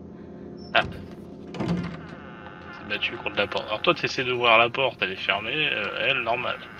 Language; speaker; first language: French; native; French